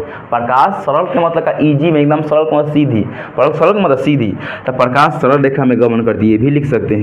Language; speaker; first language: Hindi; native; Hindi